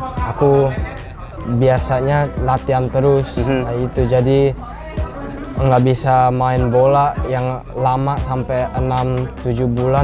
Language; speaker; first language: Indonesian; early bilingual, heritage; English